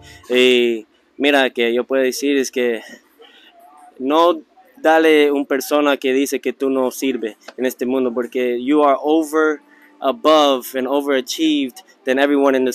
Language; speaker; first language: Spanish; early bilingual, heritage; Spanish